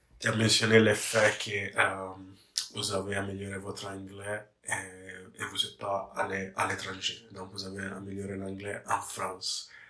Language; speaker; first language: French; non-native, learner; English